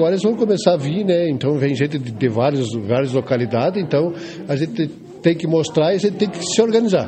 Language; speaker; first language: Portuguese; native; Portuguese